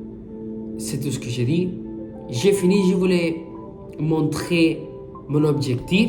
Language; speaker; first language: French; non-native, fluent; Spanish